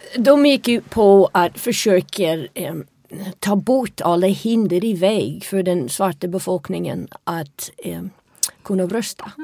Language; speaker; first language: Swedish; non-native, fluent; English